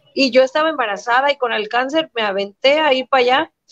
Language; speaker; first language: Spanish; native; Spanish